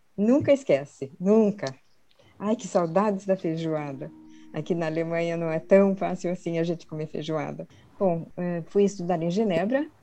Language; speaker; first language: Portuguese; early bilingual, other home language; Swedish